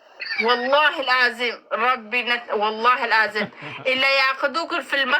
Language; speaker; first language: Arabic; native; Arabic